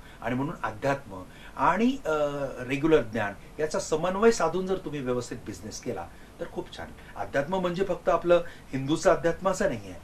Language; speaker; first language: Marathi; non-native, local second language; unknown